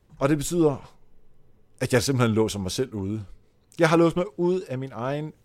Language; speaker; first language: Danish; native; Danish